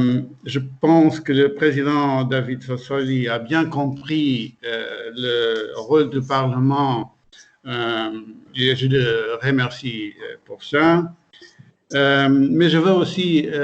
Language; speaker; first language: French; non-native, fluent; Portuguese